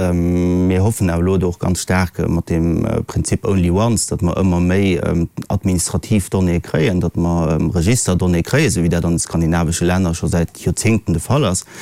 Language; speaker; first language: Luxembourgish; native; Luxembourgish